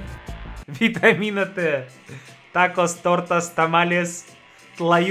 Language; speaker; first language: Spanish; non-native, fluent; Russian